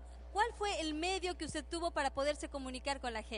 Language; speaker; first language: Spanish; native; Spanish